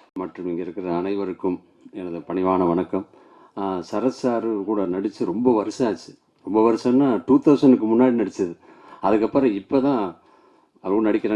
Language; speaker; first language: Tamil; non-native, learner; Malayalam